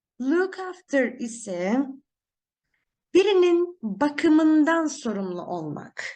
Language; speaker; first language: Turkish; native; Turkish